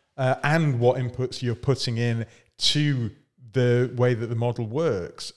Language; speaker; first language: English; native; English